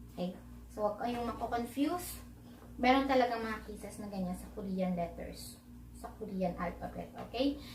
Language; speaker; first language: Filipino; native; Filipino